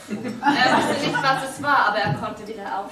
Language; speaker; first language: German; native; German